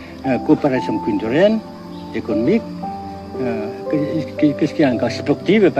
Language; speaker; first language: French; non-native, fluent; Vietnamese